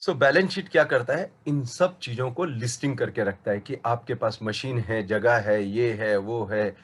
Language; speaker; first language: Hindi; non-native, local second language; Marathi